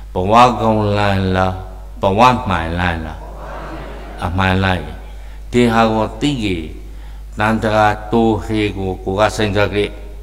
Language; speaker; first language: Burmese; native; Burmese